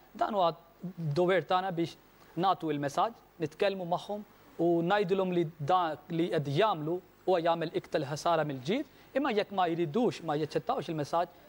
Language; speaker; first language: Maltese; non-native, fluent; Urdu